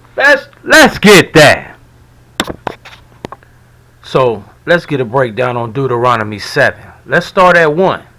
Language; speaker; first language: English; native; English